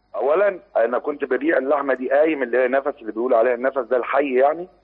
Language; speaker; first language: Arabic; native; Arabic